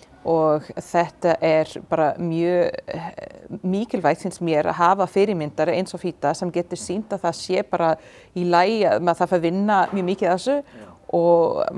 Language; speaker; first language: Icelandic; non-native, learner; English